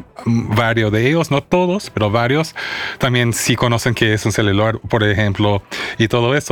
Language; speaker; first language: Spanish; non-native, fluent; English